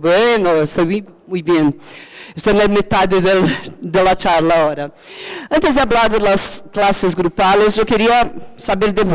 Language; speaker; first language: Spanish; non-native, fluent; Portuguese